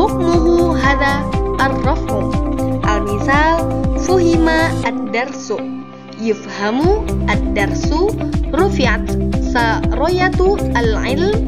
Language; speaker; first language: Arabic; non-native, learner; Indonesian